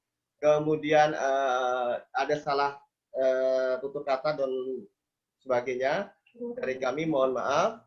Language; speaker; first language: Indonesian; native; Indonesian